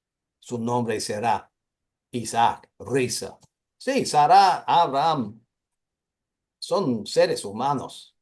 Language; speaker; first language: Spanish; non-native, fluent; English